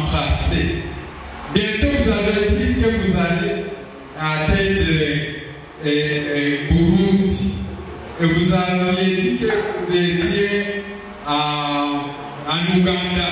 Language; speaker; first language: French; non-native, local second language; Swahili